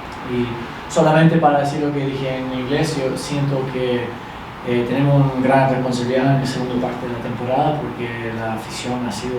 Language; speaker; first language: Spanish; early bilingual, other home language; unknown